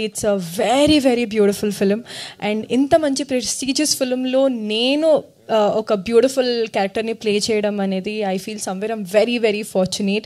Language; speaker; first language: Telugu; non-native, fluent; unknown